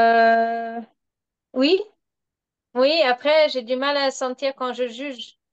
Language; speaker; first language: French; non-native, fluent; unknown